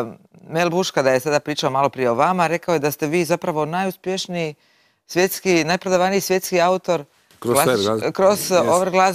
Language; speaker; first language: Croatian; native; Croatian